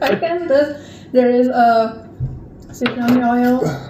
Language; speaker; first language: English; non-native, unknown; Indonesian